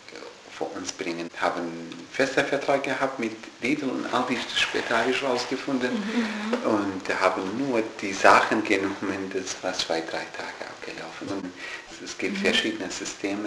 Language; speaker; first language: German; non-native, learner; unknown